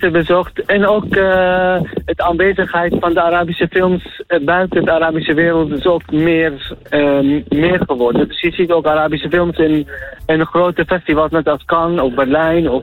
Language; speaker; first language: Dutch; non-native, fluent; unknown